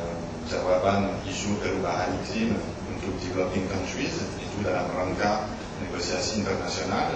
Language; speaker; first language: Indonesian; non-native, learner; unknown